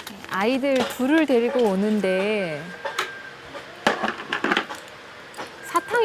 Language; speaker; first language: Korean; native; Korean